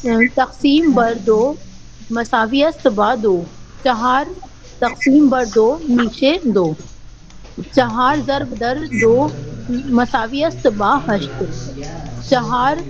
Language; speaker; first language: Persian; non-native, learner; Urdu